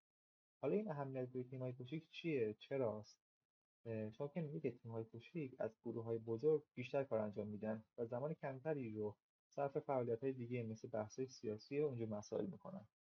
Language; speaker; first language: Persian; native; Persian